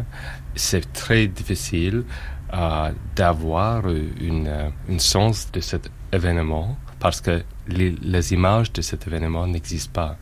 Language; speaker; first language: French; non-native, fluent; English